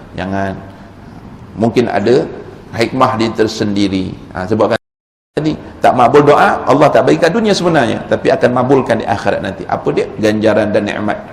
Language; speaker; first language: Malay; native; Malay